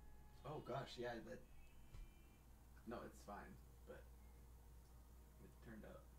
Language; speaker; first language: English; native; English